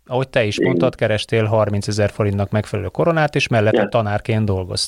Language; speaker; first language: Hungarian; native; Hungarian